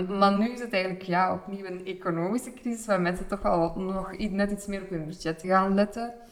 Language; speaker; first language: Dutch; native; Dutch